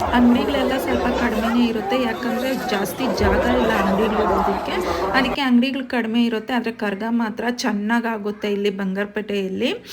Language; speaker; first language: Kannada; native; Kannada